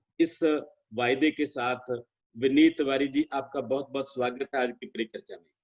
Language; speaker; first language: Hindi; non-native, local second language; Punjabi